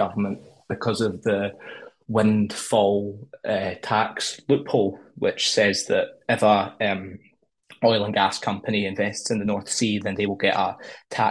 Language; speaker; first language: English; native; English